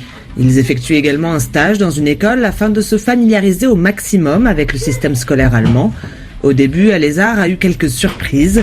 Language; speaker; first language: French; native; French